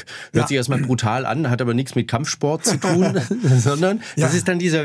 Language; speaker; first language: German; native; German